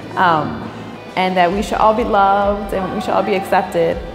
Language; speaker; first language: English; native; English